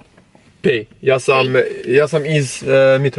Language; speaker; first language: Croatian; non-native, learner; Albanian